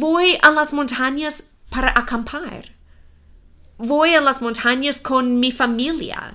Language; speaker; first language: Spanish; non-native, fluent; English